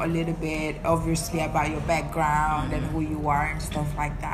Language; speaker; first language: English; non-native, fluent; Seselwa Creole French